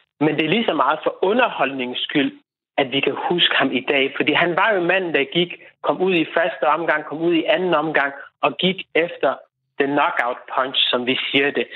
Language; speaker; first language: Danish; native; Danish